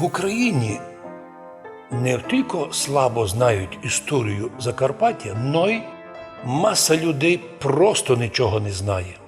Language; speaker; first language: Ukrainian; non-native, local second language; Rusyn